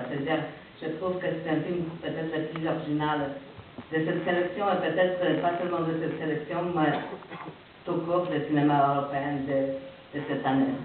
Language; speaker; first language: French; non-native, fluent; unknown